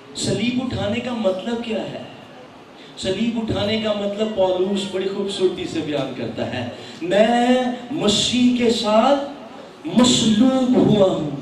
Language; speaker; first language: Urdu; non-native, local second language; Punjabi